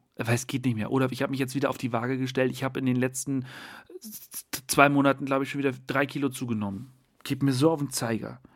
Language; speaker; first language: German; native; German